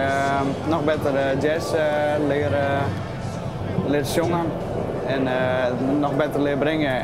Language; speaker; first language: Dutch; non-native, local second language; Western Frisian